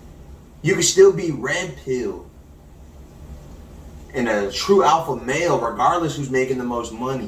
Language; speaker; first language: English; native; English